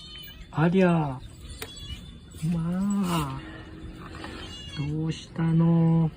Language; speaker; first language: Japanese; native; Japanese